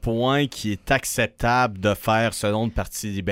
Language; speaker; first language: French; native; French